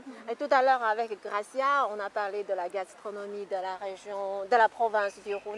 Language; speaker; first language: French; non-native, fluent; Chinese